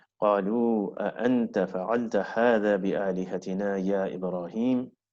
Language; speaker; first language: Arabic; non-native, fluent; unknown